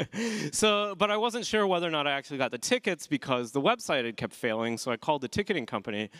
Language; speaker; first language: English; native; English